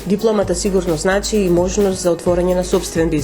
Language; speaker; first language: Macedonian; native; Macedonian